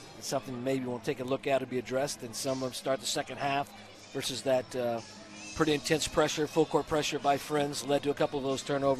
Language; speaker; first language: English; native; English